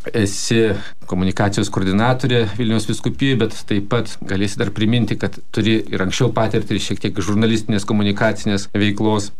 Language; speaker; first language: Lithuanian; native; Lithuanian